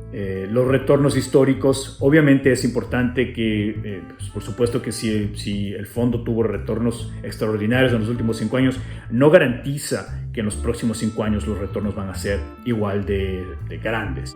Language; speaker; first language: Spanish; native; Spanish